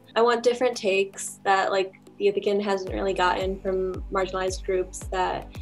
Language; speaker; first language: English; native; English